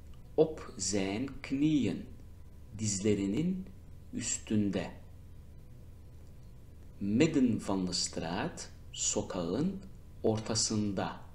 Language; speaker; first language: Dutch; non-native, learner; Turkish